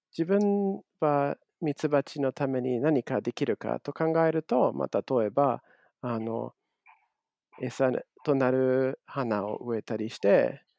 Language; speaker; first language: Japanese; non-native, fluent; German